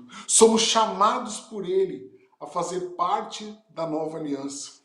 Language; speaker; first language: Portuguese; native; Portuguese